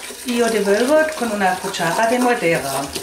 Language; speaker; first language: Spanish; non-native, learner; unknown